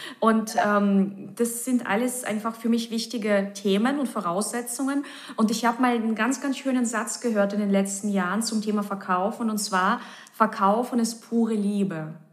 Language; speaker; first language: German; native; German